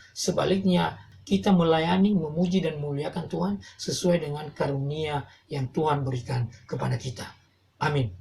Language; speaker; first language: Indonesian; non-native, local second language; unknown